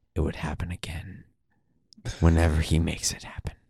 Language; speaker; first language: English; native; English